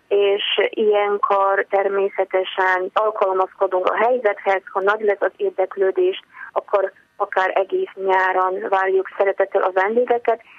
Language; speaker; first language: Hungarian; non-native, fluent; Polish